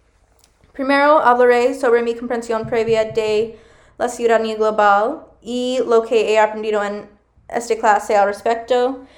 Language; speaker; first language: Spanish; non-native, learner; English